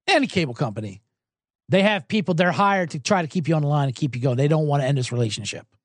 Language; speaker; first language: English; native; English